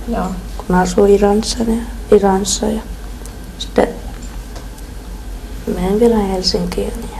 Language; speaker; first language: Finnish; early bilingual, other home language; Persian